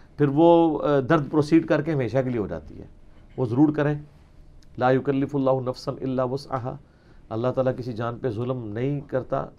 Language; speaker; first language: Urdu; non-native, local second language; Punjabi